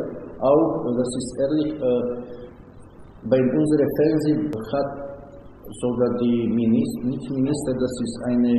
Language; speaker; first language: German; non-native, learner; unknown